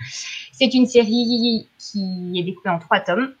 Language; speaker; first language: French; native; French